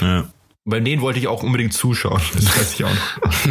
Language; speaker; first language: German; native; German